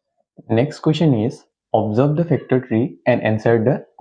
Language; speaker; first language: English; non-native, local second language; Hindi